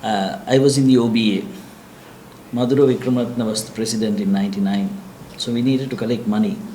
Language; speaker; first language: English; non-native, local second language; Sinhala